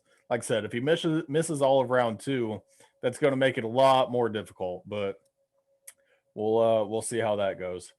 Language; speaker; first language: English; native; English